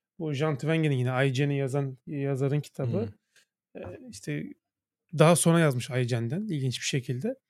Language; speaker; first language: Turkish; native; Turkish